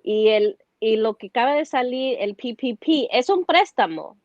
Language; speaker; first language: Spanish; early bilingual, heritage; Spanish